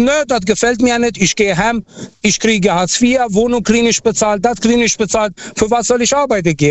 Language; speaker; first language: German; non-native, fluent; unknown